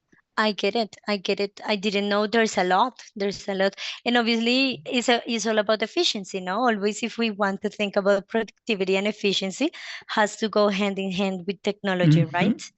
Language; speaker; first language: English; non-native, fluent; Spanish